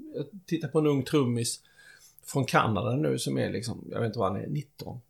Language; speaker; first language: Swedish; native; Swedish